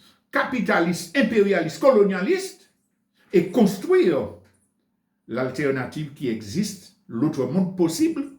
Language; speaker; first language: French; native; French